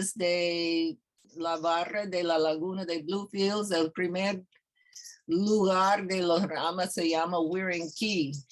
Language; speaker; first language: Spanish; non-native, fluent; English